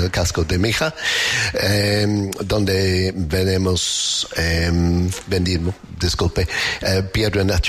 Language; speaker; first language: Spanish; non-native, learner; English